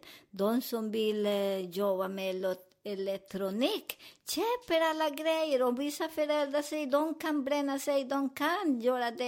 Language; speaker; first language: Swedish; non-native, learner; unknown